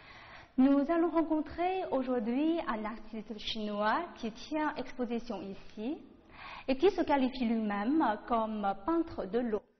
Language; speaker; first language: French; non-native, fluent; Chinese